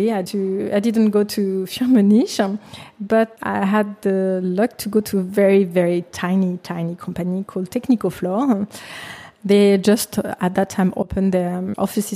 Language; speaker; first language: English; non-native, fluent; French